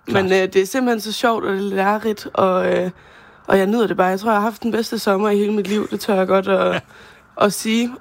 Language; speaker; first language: Danish; native; Danish